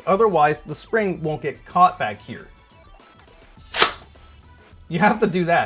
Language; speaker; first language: English; native; English